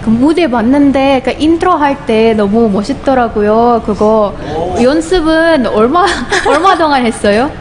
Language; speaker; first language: Korean; non-native, fluent; Indonesian